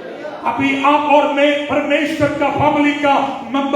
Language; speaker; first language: Hindi; non-native, local second language; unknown